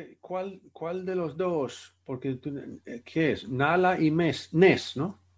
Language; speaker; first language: Spanish; non-native, fluent; Swedish